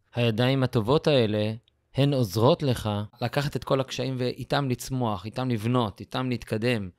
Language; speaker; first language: Hebrew; native; Hebrew